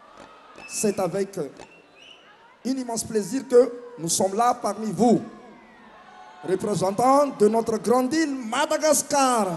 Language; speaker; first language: French; non-native, local second language; Malagasy